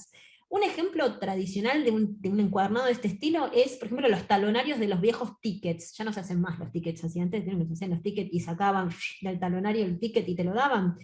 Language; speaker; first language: Spanish; native; Spanish